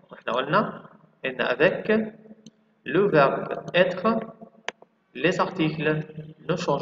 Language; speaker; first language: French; non-native, fluent; Arabic